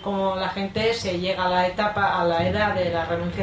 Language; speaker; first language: Spanish; native; Spanish